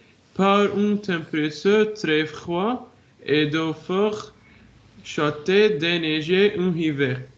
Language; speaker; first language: French; non-native, learner; Arabic